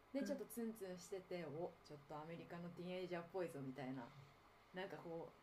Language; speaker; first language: Japanese; native; Japanese